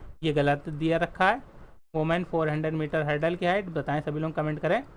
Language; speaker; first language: Hindi; native; Hindi